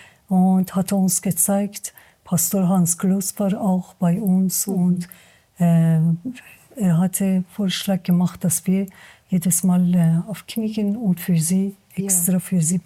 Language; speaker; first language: German; non-native, learner; Persian